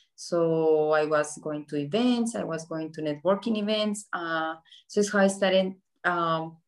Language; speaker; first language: English; non-native, fluent; Spanish